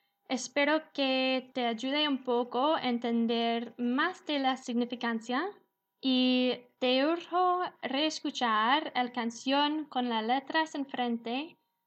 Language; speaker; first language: Spanish; non-native, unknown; English